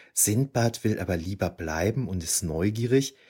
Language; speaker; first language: German; native; German